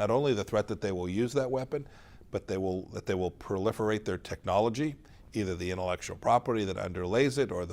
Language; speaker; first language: English; native; English